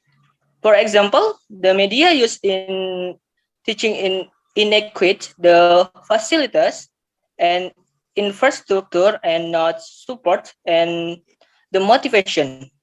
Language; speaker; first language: English; non-native, learner; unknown